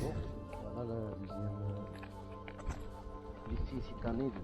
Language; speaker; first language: French; non-native, learner; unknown